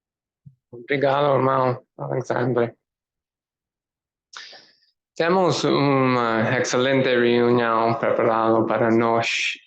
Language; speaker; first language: Portuguese; non-native, learner; English